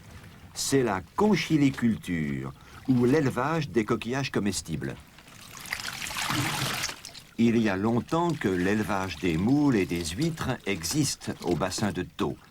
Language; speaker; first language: French; native; French